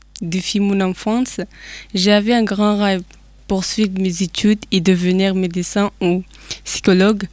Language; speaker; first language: French; non-native, learner; Persian